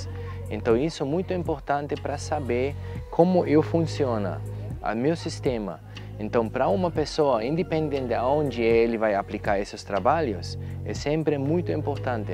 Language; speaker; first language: Portuguese; non-native, learner; German